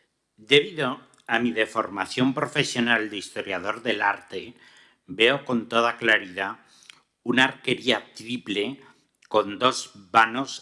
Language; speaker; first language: Spanish; native; Spanish